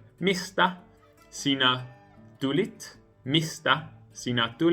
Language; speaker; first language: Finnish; non-native, learner; English